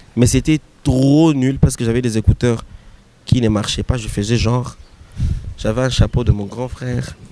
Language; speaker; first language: French; non-native, local second language; Swahili